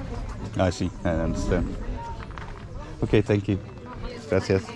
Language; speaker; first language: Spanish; non-native, learner; Turkish